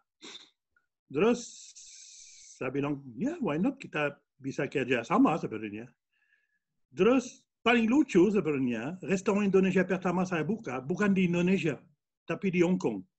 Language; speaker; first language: Indonesian; non-native, fluent; French